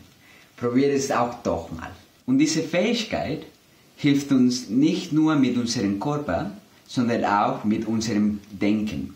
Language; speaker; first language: German; non-native, fluent; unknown